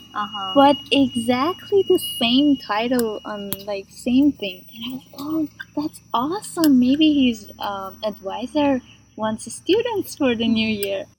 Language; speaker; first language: English; non-native, fluent; Persian